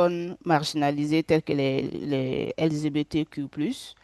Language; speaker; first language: French; non-native, local second language; Susu